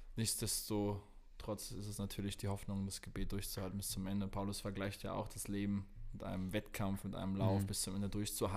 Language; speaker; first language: German; native; German